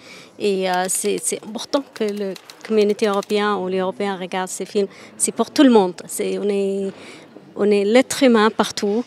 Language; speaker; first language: French; non-native, fluent; Arabic